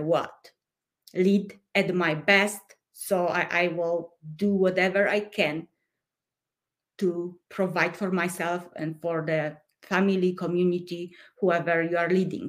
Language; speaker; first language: English; non-native, fluent; Polish